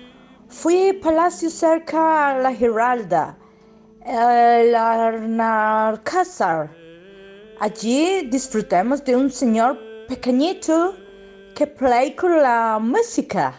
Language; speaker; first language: Spanish; non-native, learner; English